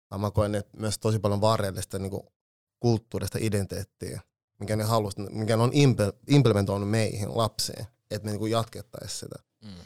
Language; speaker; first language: Finnish; early bilingual, other home language; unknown